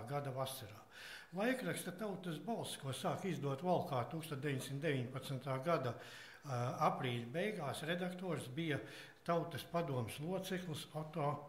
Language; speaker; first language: Latvian; native; Latvian